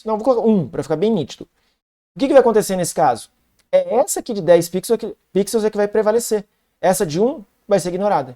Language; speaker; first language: Portuguese; native; Portuguese